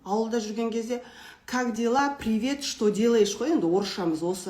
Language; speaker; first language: Russian; non-native, local second language; Kazakh